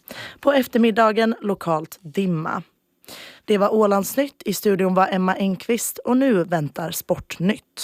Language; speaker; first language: Swedish; native; Swedish